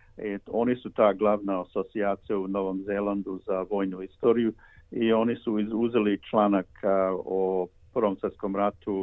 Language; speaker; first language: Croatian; early bilingual, heritage; Croatian